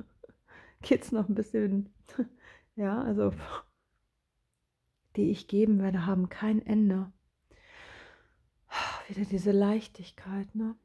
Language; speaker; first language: German; native; German